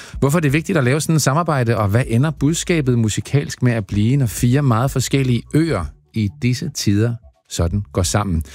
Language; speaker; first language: Danish; native; Danish